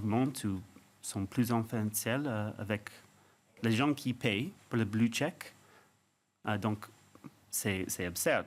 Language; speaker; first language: French; non-native, fluent; English